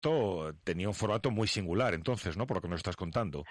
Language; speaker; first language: Spanish; native; Spanish